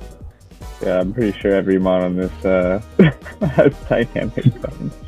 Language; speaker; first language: English; native; English